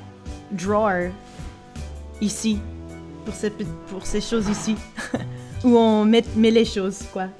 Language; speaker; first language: French; non-native, learner; Dutch